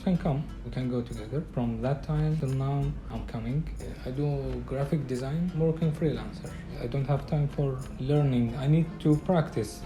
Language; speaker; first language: English; non-native, learner; Arabic